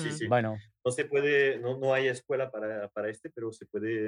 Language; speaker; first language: Spanish; non-native, learner; French